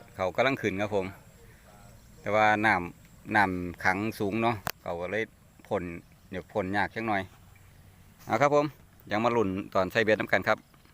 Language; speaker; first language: Thai; native; Thai